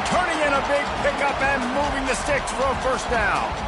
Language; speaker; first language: English; native; English